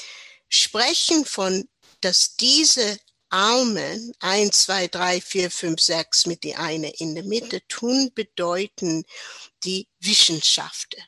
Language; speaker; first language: German; non-native, learner; English